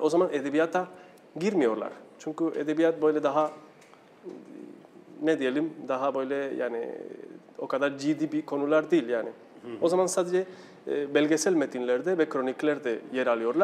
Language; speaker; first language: Turkish; non-native, fluent; Spanish